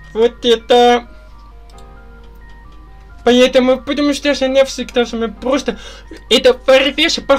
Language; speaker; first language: Russian; non-native, learner; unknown